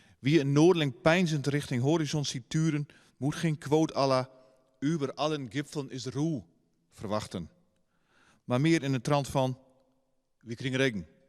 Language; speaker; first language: Dutch; native; Dutch